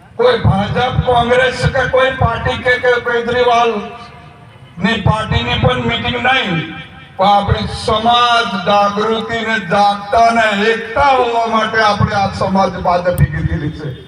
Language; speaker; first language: Gujarati; non-native, local second language; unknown